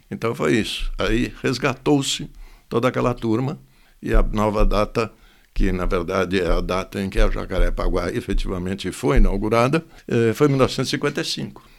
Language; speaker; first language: Portuguese; native; Portuguese